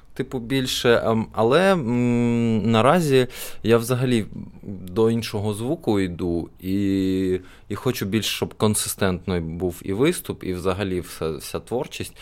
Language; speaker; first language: Ukrainian; non-native, local second language; Russian